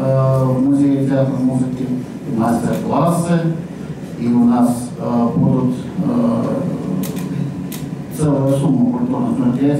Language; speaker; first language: Russian; native; Russian